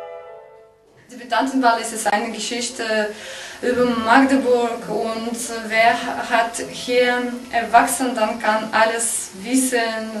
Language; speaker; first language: German; non-native, learner; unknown